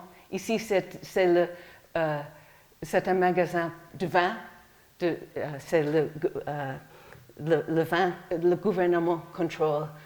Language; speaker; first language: French; non-native, fluent; English